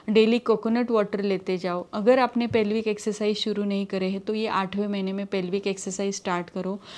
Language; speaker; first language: Hindi; non-native, local second language; Marathi